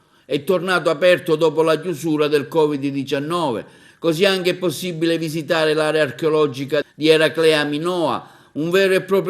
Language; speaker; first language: Italian; native; Italian